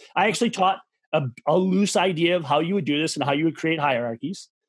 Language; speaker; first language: English; native; English